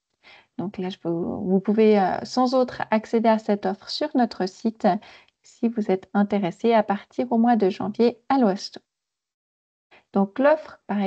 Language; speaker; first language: French; native; French